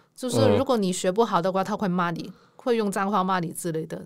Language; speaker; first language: Chinese; non-native, local second language; Cantonese